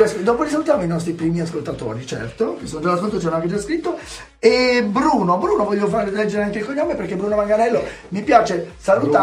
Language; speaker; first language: Italian; native; Italian